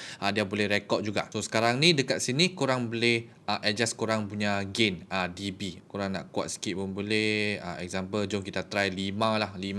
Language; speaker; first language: Malay; native; Malay